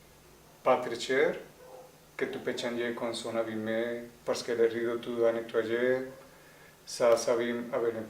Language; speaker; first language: French; non-native, fluent; Spanish